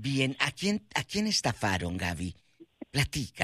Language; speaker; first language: Spanish; native; Spanish